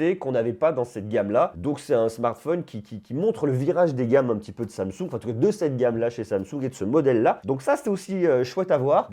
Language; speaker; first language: French; native; French